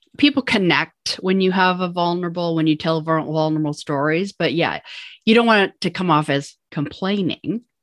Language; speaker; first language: English; native; English